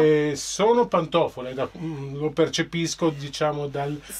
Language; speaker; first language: Italian; native; Italian